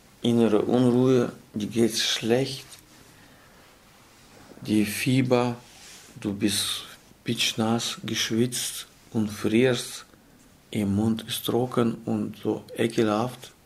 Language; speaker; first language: German; non-native, learner; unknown